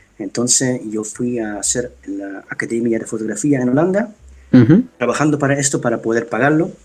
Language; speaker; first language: Spanish; non-native, fluent; Dutch